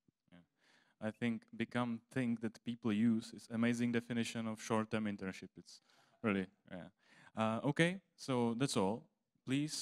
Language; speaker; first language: English; non-native, fluent; Czech